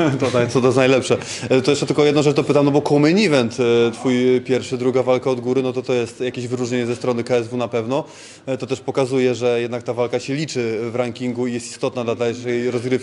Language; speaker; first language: Polish; native; Polish